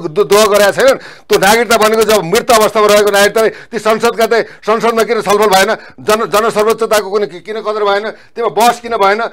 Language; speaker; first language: Nepali; native; Nepali